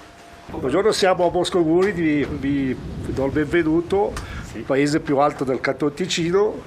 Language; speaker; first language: Italian; non-native, local second language; German